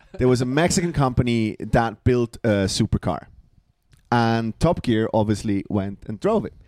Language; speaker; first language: English; non-native, fluent; Swiss German